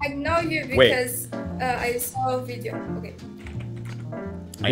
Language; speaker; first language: English; non-native, learner; Polish